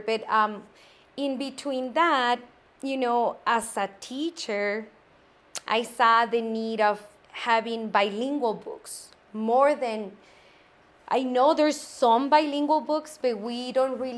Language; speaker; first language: English; non-native, fluent; Spanish